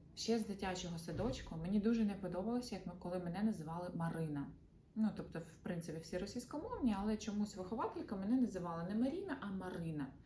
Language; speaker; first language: Ukrainian; non-native, local second language; Russian